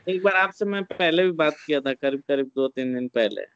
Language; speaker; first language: Hindi; native; Hindi